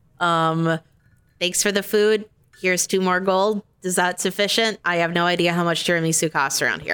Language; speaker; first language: English; native; English